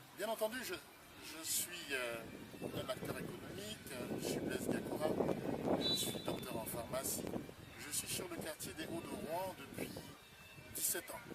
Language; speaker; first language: French; non-native, local second language; Sango